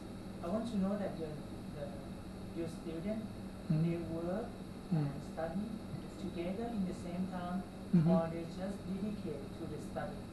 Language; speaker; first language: English; non-native, learner; Thai